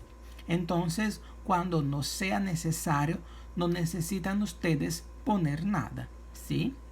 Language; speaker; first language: Spanish; non-native, fluent; Portuguese